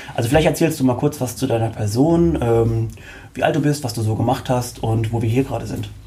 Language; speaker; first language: German; native; German